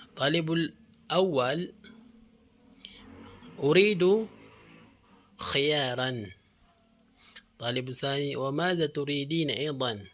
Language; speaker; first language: Arabic; non-native, fluent; Filipino